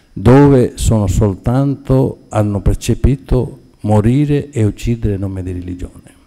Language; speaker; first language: Italian; non-native, fluent; Urdu